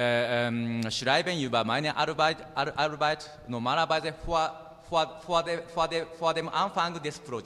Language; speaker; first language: German; non-native, learner; Japanese